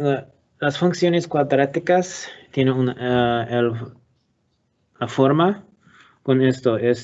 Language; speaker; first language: Spanish; non-native, learner; English